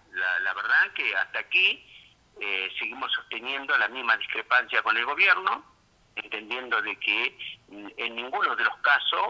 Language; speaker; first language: Spanish; native; Spanish